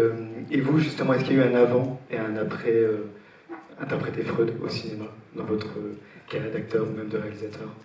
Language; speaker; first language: French; native; French